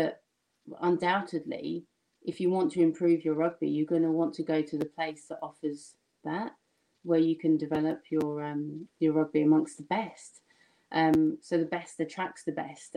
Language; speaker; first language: English; native; English